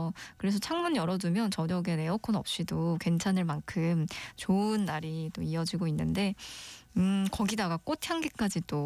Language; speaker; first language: Korean; native; Korean